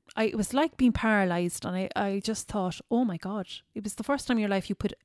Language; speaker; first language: English; native; English